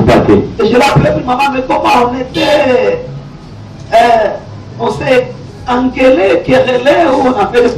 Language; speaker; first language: French; non-native, local second language; Lingala